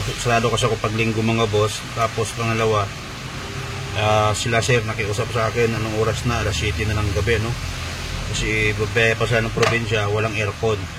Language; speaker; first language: Filipino; native; Filipino